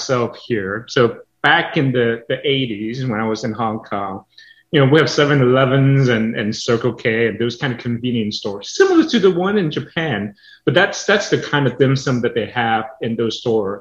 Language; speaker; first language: English; non-native, local second language; Cantonese